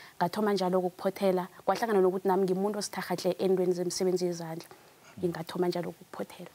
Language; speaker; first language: Zulu; non-native, local second language; South Ndebele